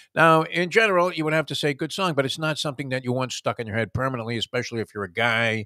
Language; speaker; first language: English; native; English